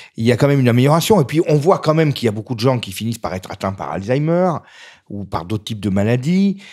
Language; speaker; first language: French; native; French